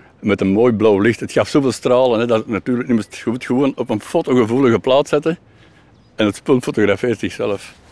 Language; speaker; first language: Dutch; native; Dutch